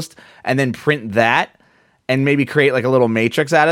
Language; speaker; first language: English; native; English